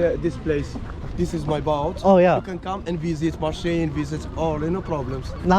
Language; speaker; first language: English; non-native, learner; Arabic